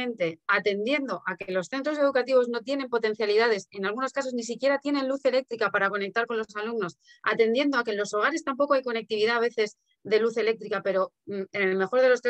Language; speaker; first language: Spanish; native; Spanish